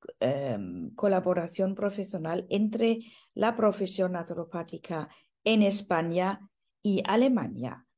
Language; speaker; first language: Spanish; non-native, fluent; German